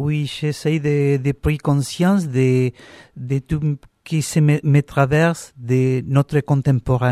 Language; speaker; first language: French; non-native, learner; Spanish